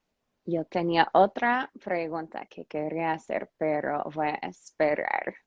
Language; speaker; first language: Spanish; non-native, fluent; English